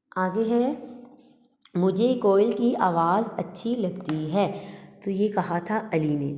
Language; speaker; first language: Urdu; native; Urdu